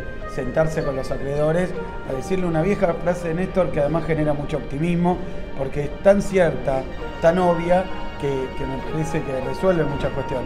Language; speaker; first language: Spanish; native; Spanish